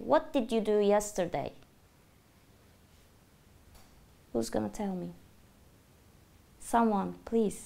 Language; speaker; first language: English; non-native, fluent; Turkish